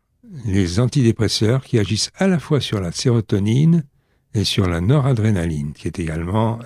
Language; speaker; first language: French; native; French